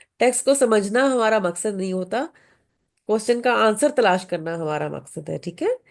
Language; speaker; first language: Urdu; native; Urdu